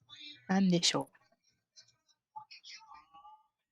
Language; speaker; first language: Japanese; non-native, fluent; Malay